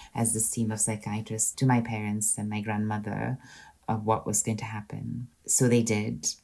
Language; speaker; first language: English; non-native, local second language; Hindi